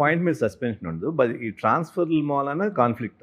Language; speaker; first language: Telugu; native; Telugu